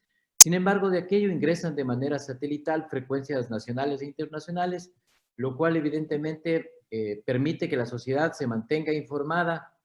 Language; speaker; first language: Spanish; native; Spanish